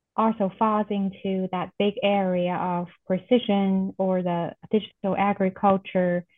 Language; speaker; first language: English; non-native, fluent; Chinese